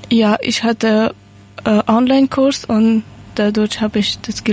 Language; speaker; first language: German; non-native, learner; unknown